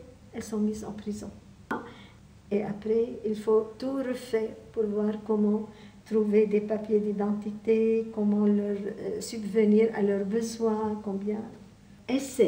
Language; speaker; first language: French; non-native, local second language; Arabic